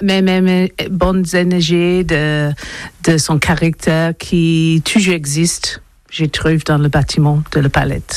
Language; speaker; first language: French; non-native, learner; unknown